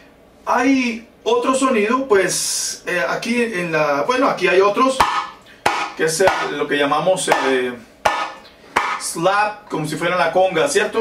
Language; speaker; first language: Spanish; native; Spanish